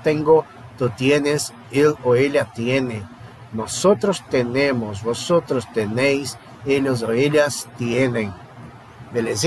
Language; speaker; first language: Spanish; non-native, fluent; Portuguese